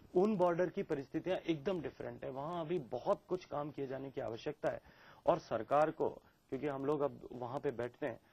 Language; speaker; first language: Hindi; native; Hindi